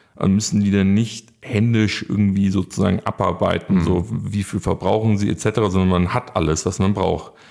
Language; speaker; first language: German; native; German